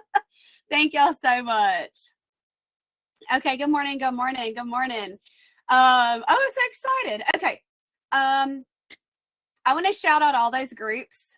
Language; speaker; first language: English; native; English